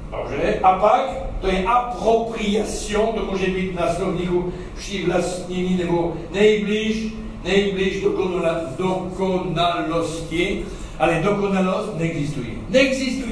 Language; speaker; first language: Czech; non-native, learner; French